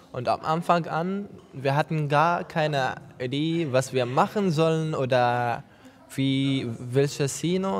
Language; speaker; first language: German; non-native, fluent; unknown